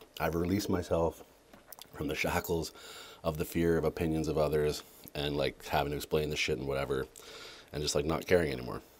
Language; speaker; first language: English; native; English